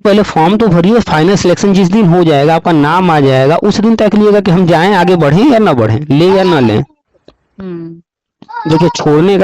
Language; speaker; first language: Hindi; native; Hindi